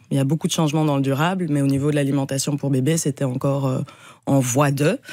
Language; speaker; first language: French; native; French